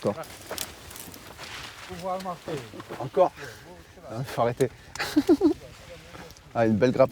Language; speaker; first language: French; native; French